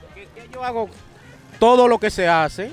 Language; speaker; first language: Spanish; native; Spanish